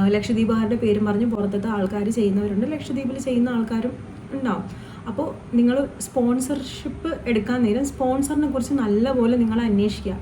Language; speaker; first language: Malayalam; non-native, local second language; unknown